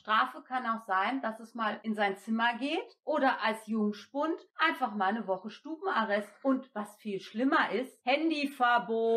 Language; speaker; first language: German; native; German